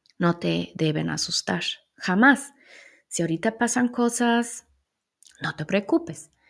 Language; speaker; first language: Spanish; non-native, fluent; German